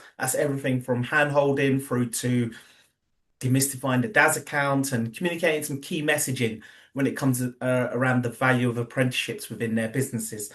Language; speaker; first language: English; native; English